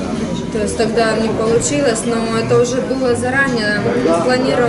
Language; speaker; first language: Russian; native; Russian